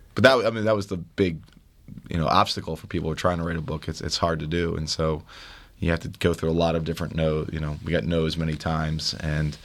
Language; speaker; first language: English; native; English